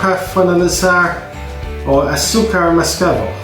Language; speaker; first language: Portuguese; non-native, learner; English